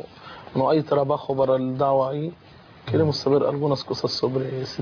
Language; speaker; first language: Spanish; non-native, fluent; Arabic